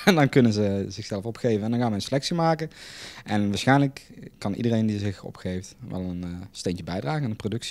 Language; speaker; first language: Dutch; native; Dutch